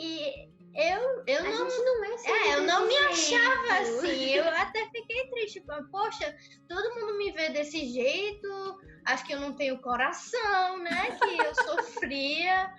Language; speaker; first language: Portuguese; early bilingual, other home language; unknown